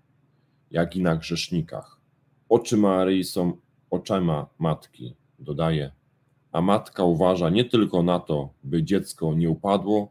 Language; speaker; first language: Polish; native; Polish